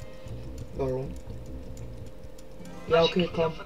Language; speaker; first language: German; native; German